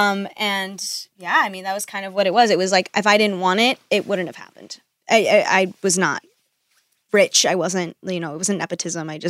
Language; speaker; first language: English; early bilingual, other home language; Spanish